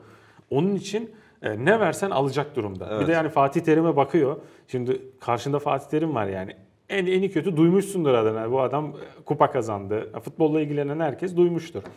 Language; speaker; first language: Turkish; native; Turkish